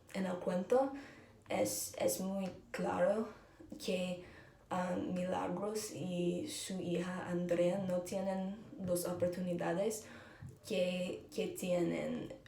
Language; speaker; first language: Spanish; non-native, learner; English